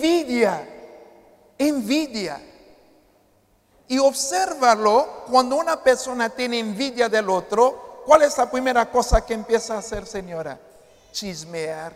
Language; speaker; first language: Spanish; non-native, fluent; Haitian Creole